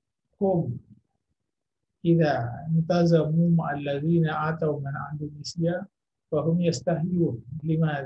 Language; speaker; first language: Arabic; non-native, fluent; Indonesian